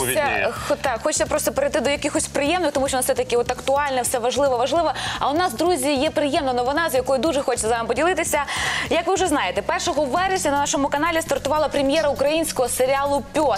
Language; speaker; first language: Ukrainian; native; Ukrainian